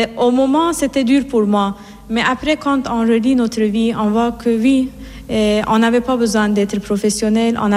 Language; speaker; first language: French; non-native, fluent; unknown